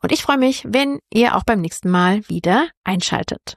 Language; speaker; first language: German; native; German